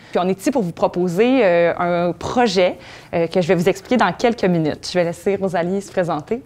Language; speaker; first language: French; native; French